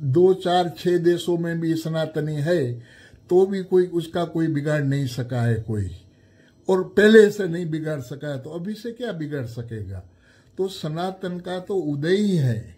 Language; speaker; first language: Hindi; non-native, local second language; Gujarati